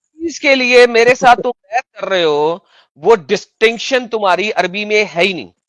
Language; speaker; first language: Urdu; non-native, local second language; Punjabi